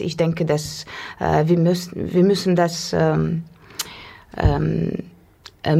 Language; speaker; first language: German; non-native, learner; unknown